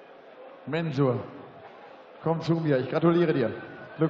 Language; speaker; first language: German; native; German